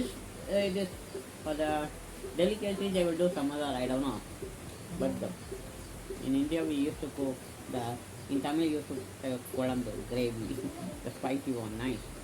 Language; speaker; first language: English; non-native, local second language; Tamil